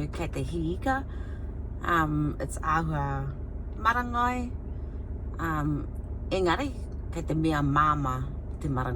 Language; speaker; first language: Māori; non-native, local second language; English